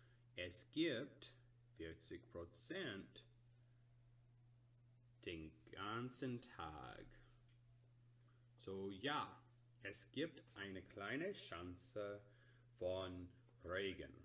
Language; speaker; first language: German; non-native, learner; English